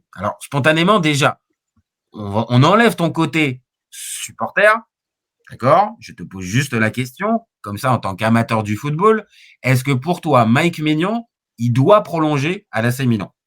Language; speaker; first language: French; native; French